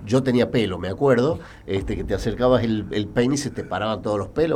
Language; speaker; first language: Spanish; native; Spanish